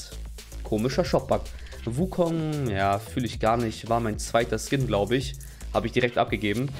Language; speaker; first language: German; native; German